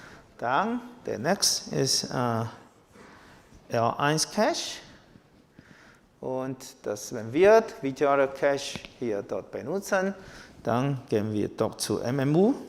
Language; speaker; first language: German; non-native, learner; Chinese